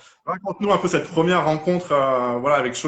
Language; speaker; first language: French; native; French